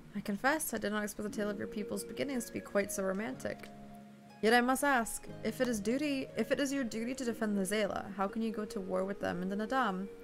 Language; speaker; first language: English; native; English